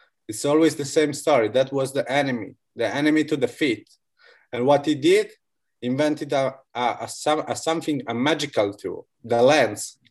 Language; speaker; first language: English; non-native, fluent; Italian